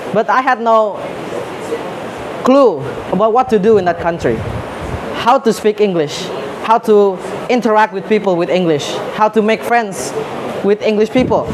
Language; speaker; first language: English; non-native, fluent; Indonesian